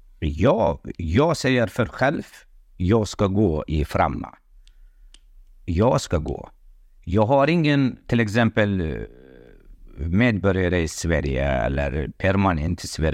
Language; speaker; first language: Swedish; non-native, learner; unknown